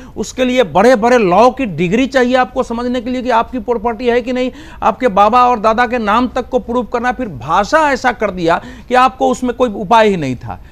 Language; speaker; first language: Hindi; native; Hindi